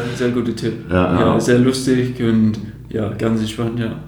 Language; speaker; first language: German; non-native, fluent; English